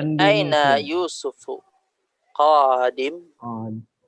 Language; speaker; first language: Arabic; non-native, fluent; Indonesian